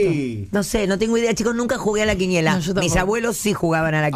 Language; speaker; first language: Spanish; native; Spanish